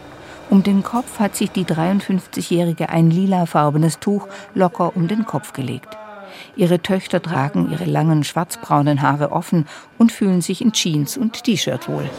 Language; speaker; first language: German; native; German